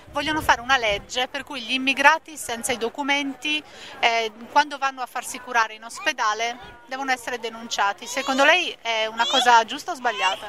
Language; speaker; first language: Italian; native; Italian